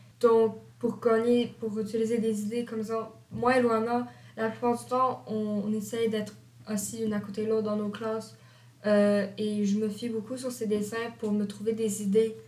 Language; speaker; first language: French; native; French